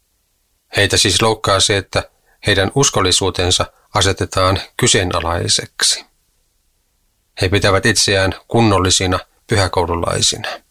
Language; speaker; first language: Finnish; native; Finnish